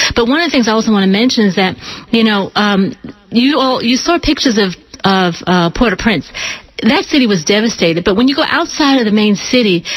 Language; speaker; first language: English; native; English